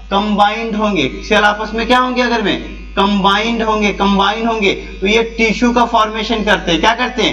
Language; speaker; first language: Hindi; native; Hindi